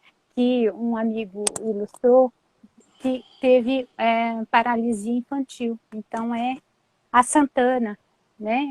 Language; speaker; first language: Portuguese; native; Portuguese